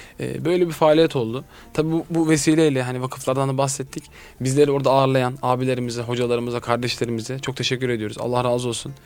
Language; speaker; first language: Turkish; native; Turkish